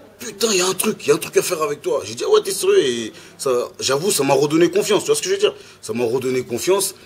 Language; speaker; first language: French; early bilingual, other home language; Lingala